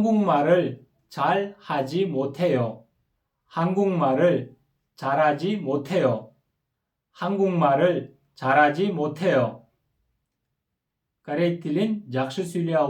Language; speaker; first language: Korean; non-native, fluent; Kyrgyz